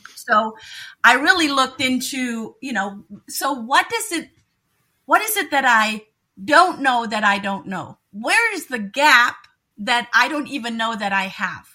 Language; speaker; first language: English; non-native, fluent; German